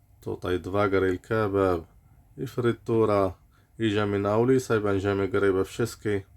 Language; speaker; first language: Polish; non-native, learner; Arabic